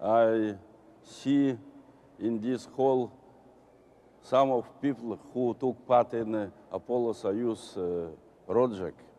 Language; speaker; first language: English; non-native, learner; Russian